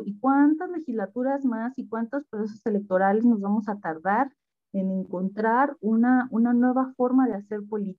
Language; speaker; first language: Spanish; native; Spanish